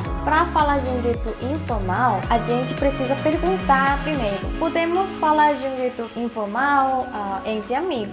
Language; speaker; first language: Portuguese; non-native, fluent; Korean